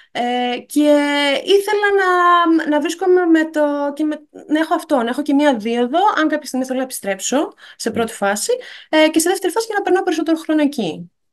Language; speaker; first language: Greek; native; Greek